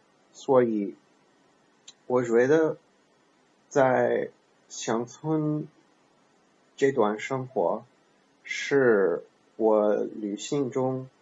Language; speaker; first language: Chinese; non-native, learner; English